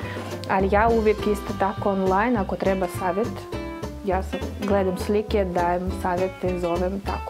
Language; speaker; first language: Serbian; non-native, fluent; Russian